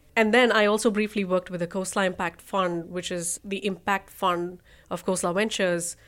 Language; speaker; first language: English; non-native, local second language; Hindi